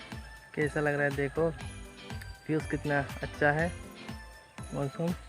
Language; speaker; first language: Hindi; non-native, local second language; Assamese